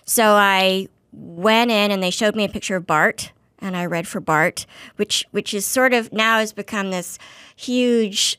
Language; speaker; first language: English; native; English